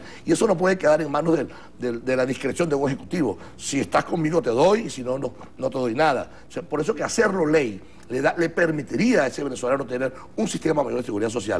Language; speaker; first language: Spanish; native; Spanish